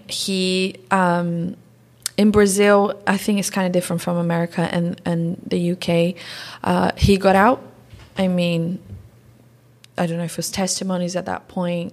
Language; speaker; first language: English; early bilingual, other home language; Portuguese